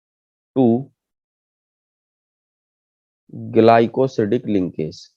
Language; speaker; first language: Hindi; native; Hindi